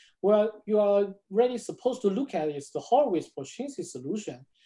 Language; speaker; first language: English; non-native, fluent; Chinese